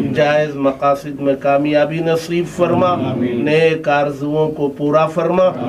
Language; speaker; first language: Urdu; native; Urdu